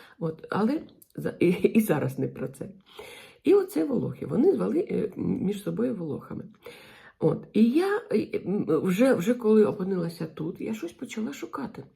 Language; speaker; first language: Ukrainian; non-native, local second language; Russian